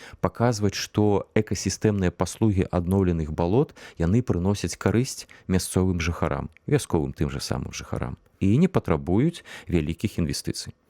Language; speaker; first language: Belarusian; non-native, local second language; Russian